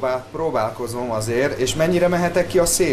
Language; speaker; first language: Hungarian; native; Hungarian